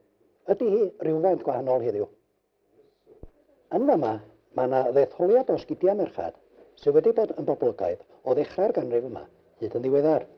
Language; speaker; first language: Welsh; native; Welsh